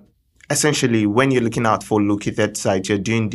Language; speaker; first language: English; non-native, local second language; Yoruba